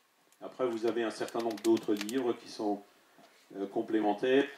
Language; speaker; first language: French; native; French